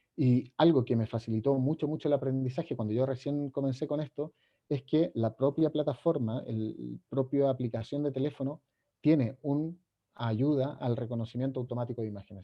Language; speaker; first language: Spanish; native; Spanish